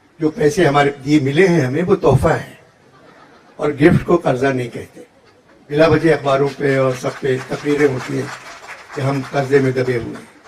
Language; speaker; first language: Urdu; native; Urdu